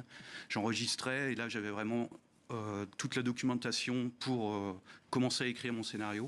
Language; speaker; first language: French; native; French